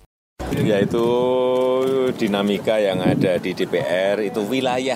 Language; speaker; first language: Indonesian; native; Indonesian